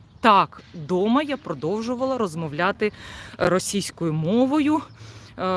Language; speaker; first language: Ukrainian; non-native, local second language; Russian